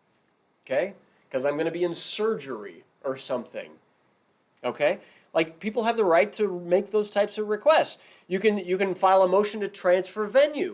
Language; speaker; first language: English; native; English